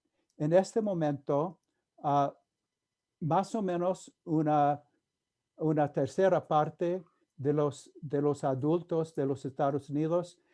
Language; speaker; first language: Spanish; non-native, fluent; English